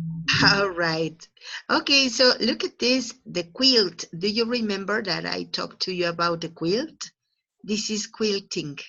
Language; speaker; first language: English; non-native, fluent; Spanish